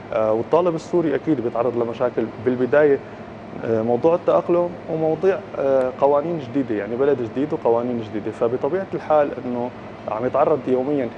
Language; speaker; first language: Arabic; native; Arabic